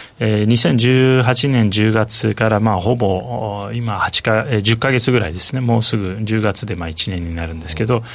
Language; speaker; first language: Japanese; non-native, fluent; Turkish